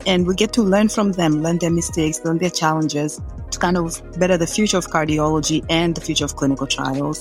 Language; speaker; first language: English; non-native, local second language; Swahili